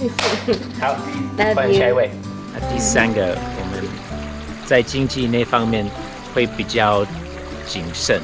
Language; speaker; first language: Chinese; non-native, fluent; English